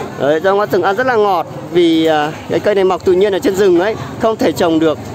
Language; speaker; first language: Vietnamese; native; Vietnamese